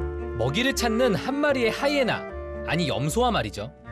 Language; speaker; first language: Korean; native; Korean